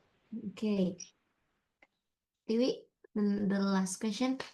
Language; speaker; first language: English; non-native, learner; Indonesian